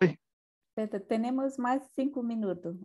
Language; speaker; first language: Spanish; non-native, learner; Portuguese